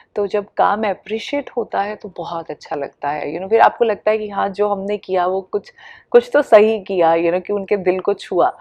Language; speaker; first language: Hindi; non-native, local second language; Punjabi